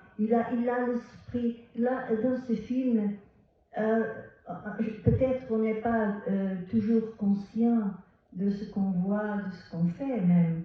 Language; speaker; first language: French; non-native, fluent; Portuguese